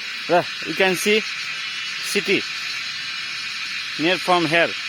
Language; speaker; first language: English; non-native, learner; Nepali